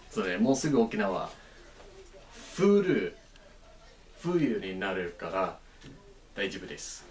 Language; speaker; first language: Japanese; non-native, learner; English